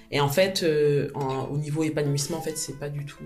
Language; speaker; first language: French; native; French